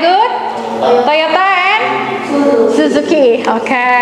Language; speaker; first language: English; non-native, fluent; Indonesian